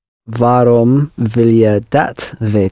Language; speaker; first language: Dutch; non-native, learner; English